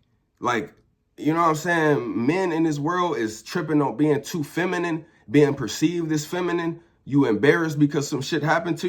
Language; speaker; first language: English; native; English